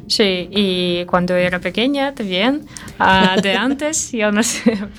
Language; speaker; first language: Spanish; non-native, learner; Russian